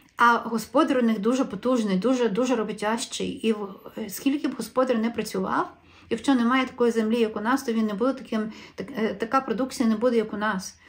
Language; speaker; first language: Ukrainian; native; Ukrainian